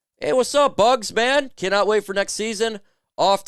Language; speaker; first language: English; native; English